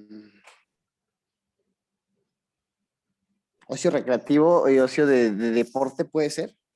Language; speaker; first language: Spanish; native; Spanish